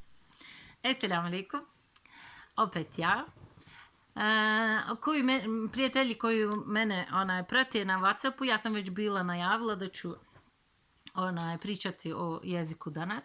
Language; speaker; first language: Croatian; non-native, fluent; Turkish